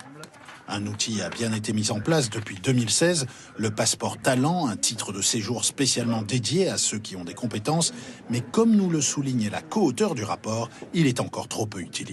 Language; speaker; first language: French; native; French